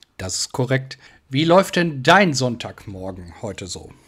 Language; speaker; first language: German; native; German